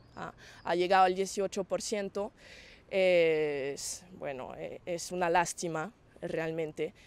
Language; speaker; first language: Spanish; non-native, fluent; French